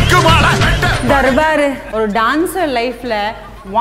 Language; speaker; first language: English; non-native, local second language; Assamese